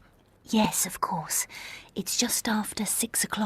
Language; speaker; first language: English; non-native, learner; Uzbek